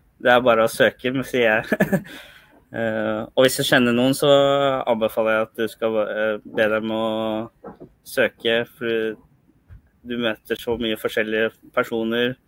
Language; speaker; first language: Norwegian; early bilingual, other home language; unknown